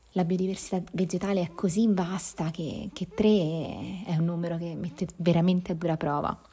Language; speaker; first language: Italian; native; Italian